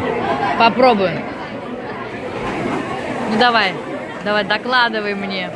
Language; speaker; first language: Russian; native; Russian